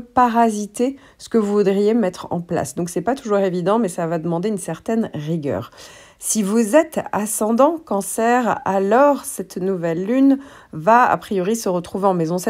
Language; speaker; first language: French; native; French